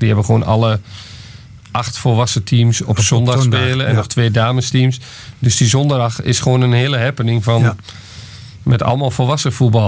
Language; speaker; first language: Dutch; native; Dutch